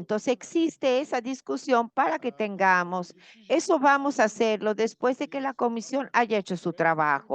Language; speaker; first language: Spanish; non-native, fluent; Portuguese